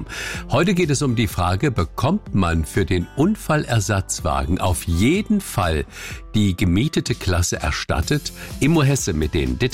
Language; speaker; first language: German; native; German